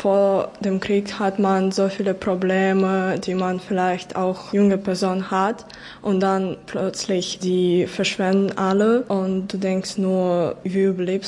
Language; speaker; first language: German; non-native, fluent; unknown